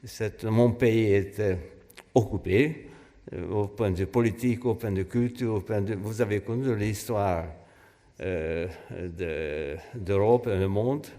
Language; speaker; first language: French; non-native, fluent; Hungarian